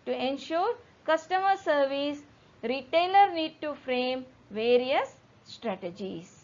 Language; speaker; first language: English; non-native, local second language; Kannada